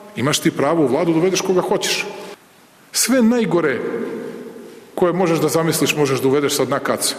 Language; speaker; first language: Serbian; native; Serbian